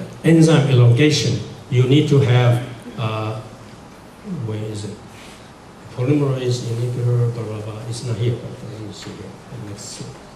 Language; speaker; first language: English; non-native, fluent; Chinese